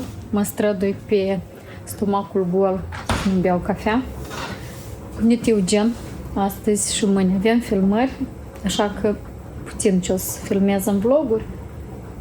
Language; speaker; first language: Romanian; native; Romanian